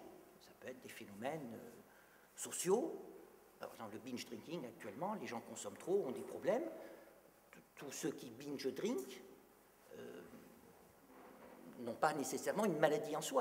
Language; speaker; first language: French; native; French